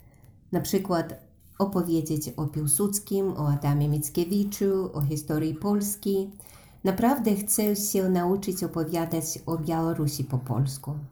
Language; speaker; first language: Polish; non-native, learner; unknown